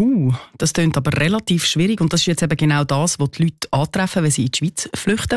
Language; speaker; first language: German; native; German